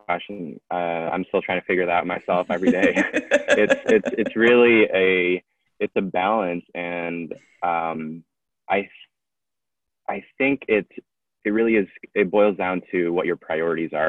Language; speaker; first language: English; native; English